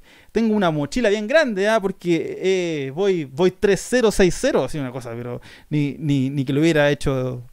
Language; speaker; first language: Spanish; native; Spanish